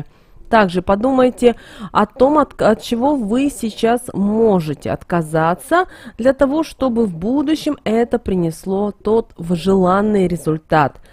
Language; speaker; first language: Russian; native; Russian